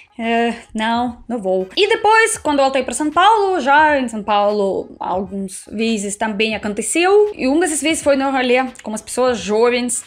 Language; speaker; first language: Portuguese; non-native, fluent; Russian